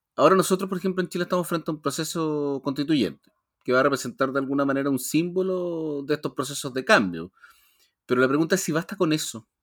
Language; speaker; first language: Spanish; native; Spanish